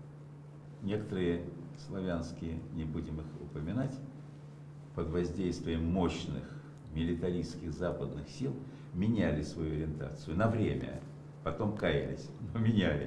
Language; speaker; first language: Russian; native; Russian